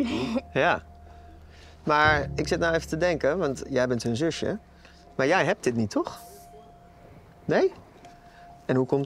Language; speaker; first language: Dutch; native; Dutch